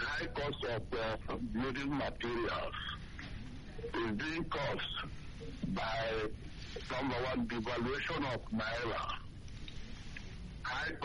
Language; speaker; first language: English; non-native, local second language; Igbo